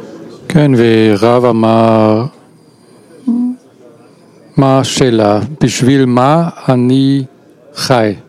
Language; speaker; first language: Hebrew; non-native, learner; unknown